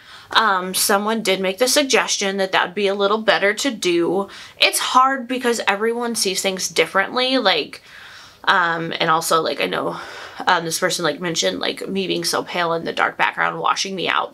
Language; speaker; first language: English; native; English